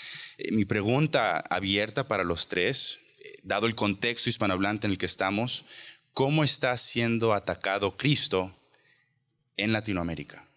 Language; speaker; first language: Spanish; native; Spanish